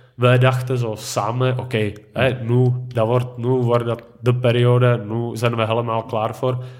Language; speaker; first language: Dutch; non-native, fluent; Czech